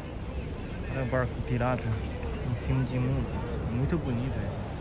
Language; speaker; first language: Portuguese; non-native, fluent; Chinese